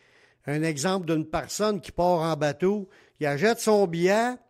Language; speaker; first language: French; native; French